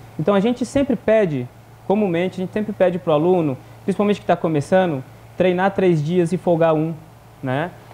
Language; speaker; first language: Portuguese; native; Portuguese